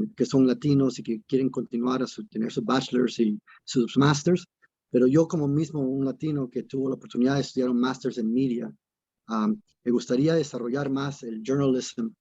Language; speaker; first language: Spanish; early bilingual, other home language; English